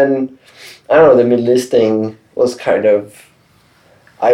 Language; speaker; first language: English; non-native, fluent; Swedish